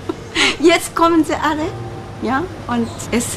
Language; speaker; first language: German; non-native, learner; Japanese